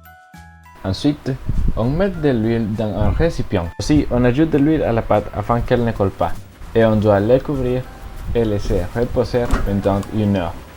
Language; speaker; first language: French; non-native, learner; Spanish